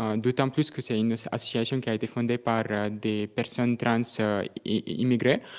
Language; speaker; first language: French; non-native, fluent; Russian